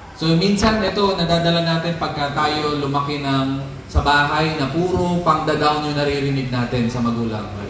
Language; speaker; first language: Filipino; non-native, local second language; Cebuano